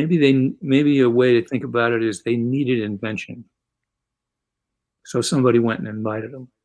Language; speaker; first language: English; native; English